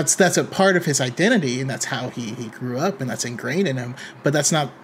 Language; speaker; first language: English; native; English